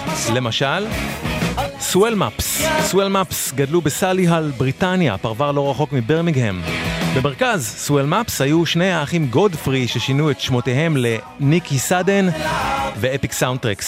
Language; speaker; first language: Hebrew; native; Hebrew